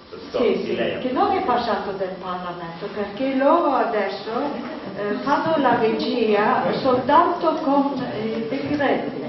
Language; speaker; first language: Italian; non-native, fluent; Greek